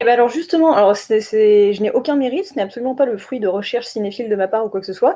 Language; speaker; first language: French; native; French